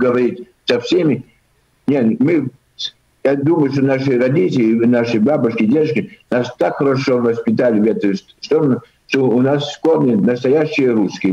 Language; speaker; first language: Russian; early bilingual, heritage; Russian